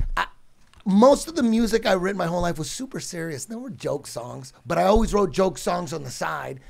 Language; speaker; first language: English; native; English